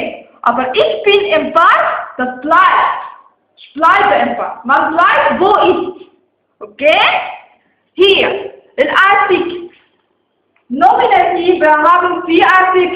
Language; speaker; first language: German; non-native, fluent; Arabic